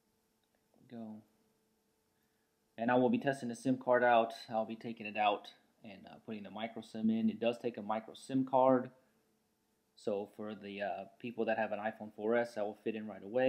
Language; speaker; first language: English; native; English